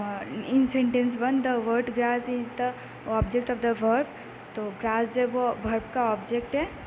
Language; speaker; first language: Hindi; native; Hindi